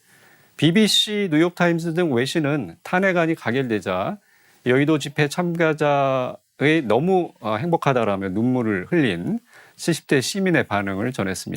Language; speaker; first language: Korean; native; Korean